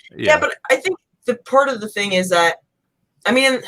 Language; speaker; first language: English; native; English